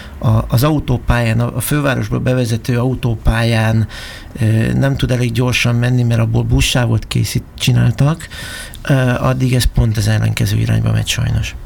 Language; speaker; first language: Hungarian; native; Hungarian